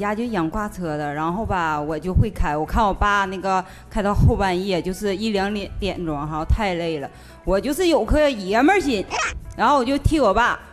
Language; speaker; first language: Chinese; native; Chinese